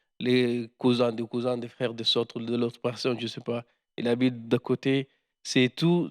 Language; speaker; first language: French; non-native, learner; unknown